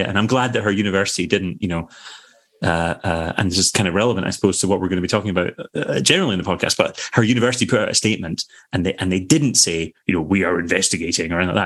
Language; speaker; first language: English; native; English